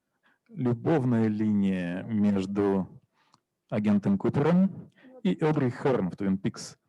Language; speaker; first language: Russian; native; Russian